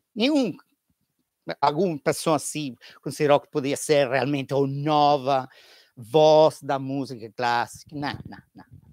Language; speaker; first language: Portuguese; non-native, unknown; Italian